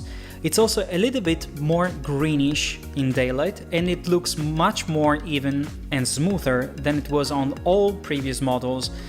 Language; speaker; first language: English; non-native, fluent; Italian